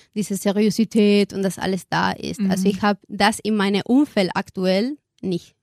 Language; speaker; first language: German; non-native, fluent; Spanish